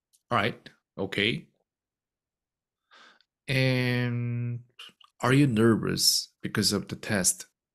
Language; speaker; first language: English; non-native, fluent; Korean